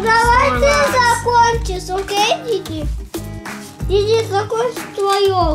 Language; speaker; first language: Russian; early bilingual, heritage; Russian